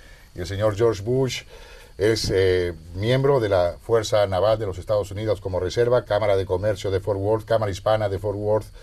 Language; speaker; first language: Spanish; native; Spanish